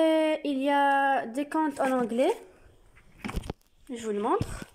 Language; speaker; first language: French; non-native, learner; Arabic